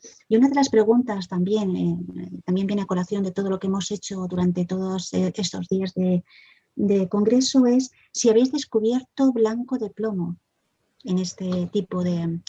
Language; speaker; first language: Spanish; native; Spanish